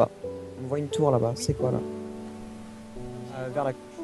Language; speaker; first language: French; native; French